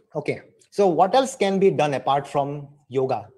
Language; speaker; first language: English; non-native, local second language; Assamese